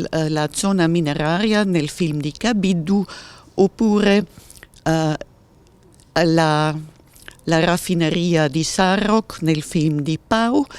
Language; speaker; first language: Italian; non-native, fluent; German